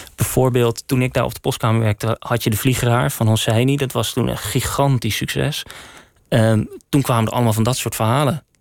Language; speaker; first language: Dutch; native; Dutch